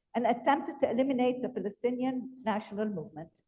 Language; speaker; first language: English; non-native, fluent; Arabic